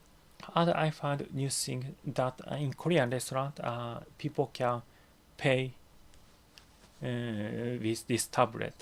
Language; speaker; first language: English; non-native, learner; Japanese